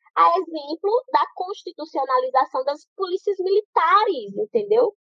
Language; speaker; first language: Portuguese; native; Portuguese